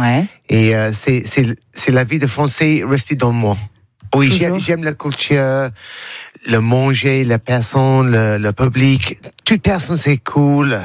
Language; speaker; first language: French; non-native, learner; English